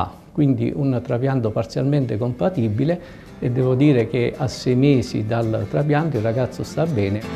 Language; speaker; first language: Italian; native; Italian